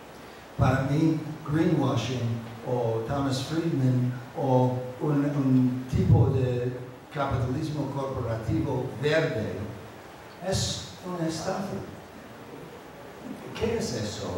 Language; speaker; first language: Spanish; non-native, fluent; English